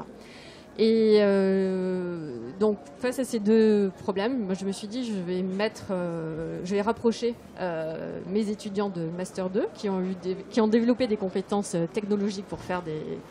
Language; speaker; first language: French; native; French